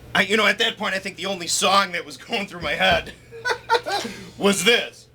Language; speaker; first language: English; native; English